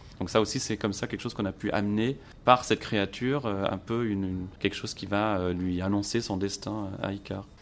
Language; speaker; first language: French; non-native, local second language; Luxembourgish